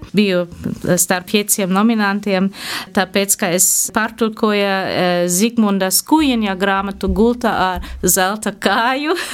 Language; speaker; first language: Latvian; non-native, fluent; German